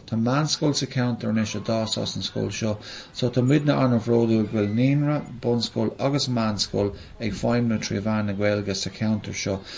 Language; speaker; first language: Irish; non-native, local second language; English